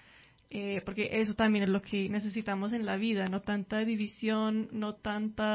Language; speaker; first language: Spanish; non-native, fluent; English